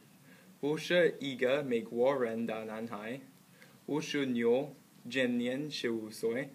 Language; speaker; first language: Chinese; non-native, learner; English